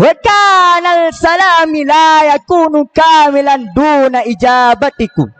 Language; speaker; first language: Arabic; non-native, learner; Achinese